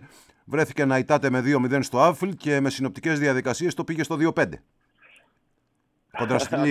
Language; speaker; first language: Greek; native; Greek